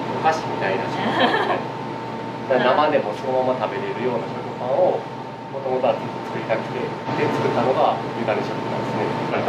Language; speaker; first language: Japanese; native; Japanese